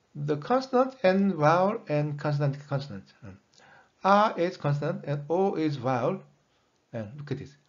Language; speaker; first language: English; non-native, fluent; Korean